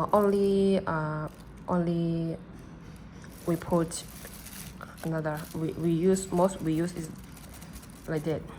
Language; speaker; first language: English; non-native, learner; Burmese